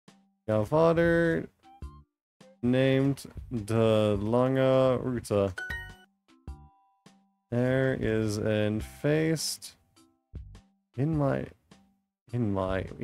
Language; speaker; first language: Dutch; non-native, learner; English